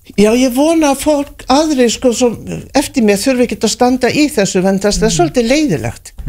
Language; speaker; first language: Icelandic; non-native, fluent; Norwegian